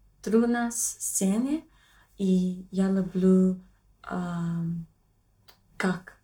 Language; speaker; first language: Russian; non-native, learner; English